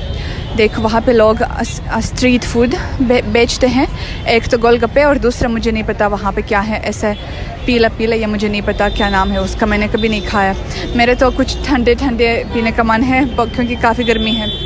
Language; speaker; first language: Hindi; non-native, fluent; Russian